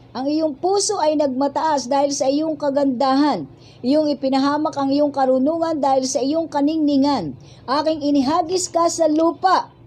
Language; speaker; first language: Filipino; native; Filipino